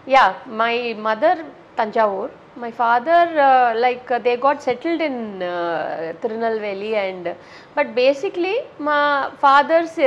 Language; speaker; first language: Telugu; non-native, local second language; Tamil